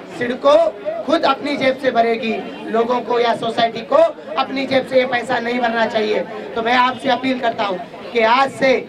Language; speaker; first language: Hindi; non-native, local second language; Marathi